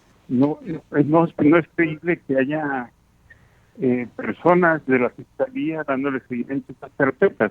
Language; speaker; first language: Spanish; native; Spanish